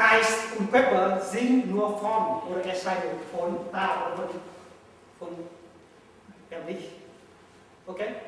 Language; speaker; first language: German; non-native, learner; Vietnamese